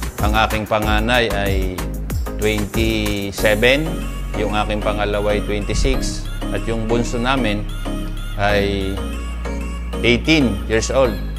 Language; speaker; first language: Filipino; native; Filipino